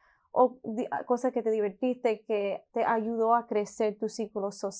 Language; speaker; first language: Spanish; early bilingual, heritage; Spanish